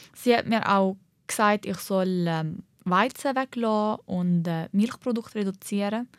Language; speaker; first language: German; early bilingual, heritage; Arabic